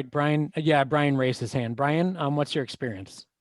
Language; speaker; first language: English; native; English